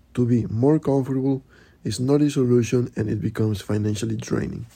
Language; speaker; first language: English; non-native, fluent; Spanish